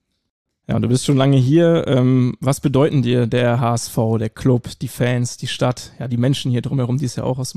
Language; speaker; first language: German; native; German